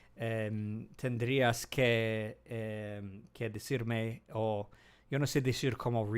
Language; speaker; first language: Spanish; non-native, learner; English